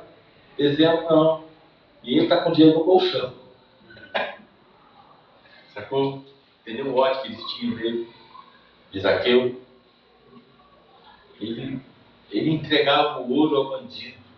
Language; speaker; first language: Portuguese; native; Portuguese